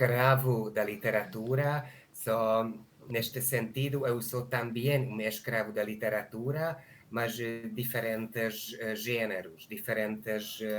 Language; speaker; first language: Portuguese; non-native, learner; Hungarian